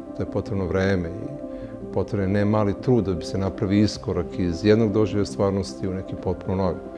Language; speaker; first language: Serbian; native; Serbian